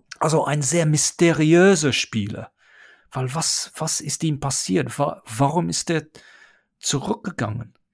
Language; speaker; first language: German; non-native, fluent; English